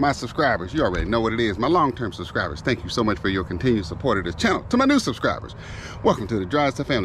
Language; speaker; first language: English; native; English